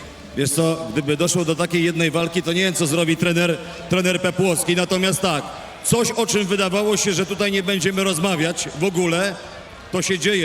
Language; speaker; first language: Polish; native; Polish